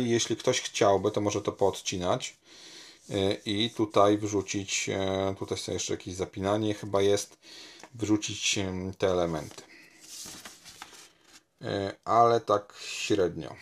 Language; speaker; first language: Polish; native; Polish